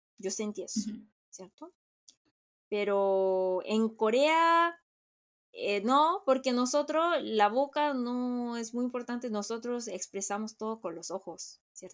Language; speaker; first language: Spanish; non-native, fluent; Korean